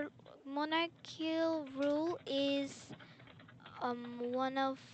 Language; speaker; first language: English; non-native, learner; Korean